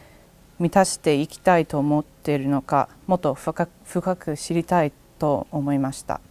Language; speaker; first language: Japanese; non-native, learner; English